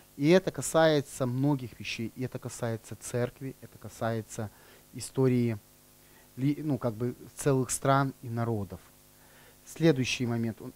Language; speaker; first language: Russian; native; Russian